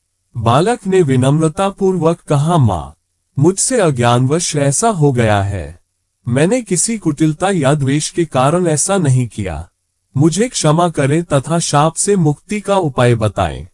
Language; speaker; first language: Hindi; native; Hindi